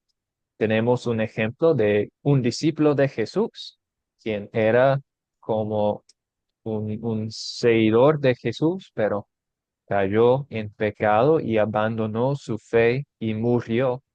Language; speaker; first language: Spanish; non-native, fluent; English